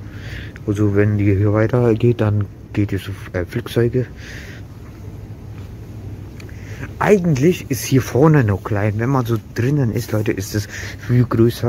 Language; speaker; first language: German; early bilingual, other home language; Turkish